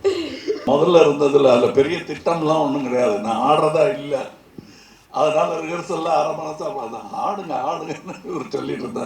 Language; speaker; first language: Tamil; native; Tamil